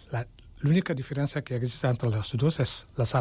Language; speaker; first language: Catalan; non-native, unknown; Wolof